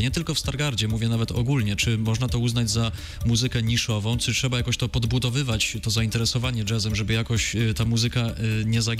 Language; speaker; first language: Polish; native; Polish